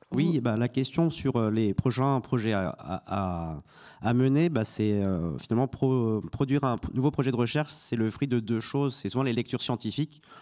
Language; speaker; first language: French; native; French